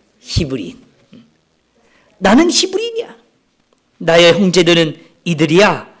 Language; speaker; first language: Korean; native; Korean